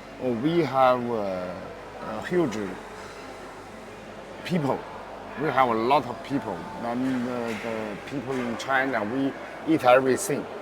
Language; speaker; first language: English; non-native, learner; Chinese